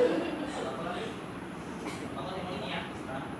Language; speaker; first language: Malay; non-native, local second language; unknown